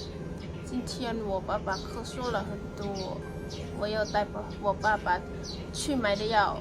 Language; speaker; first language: Chinese; non-native, fluent; Lao